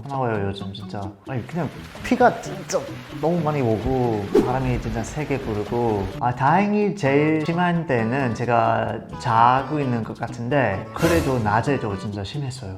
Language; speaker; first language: Korean; non-native, fluent; English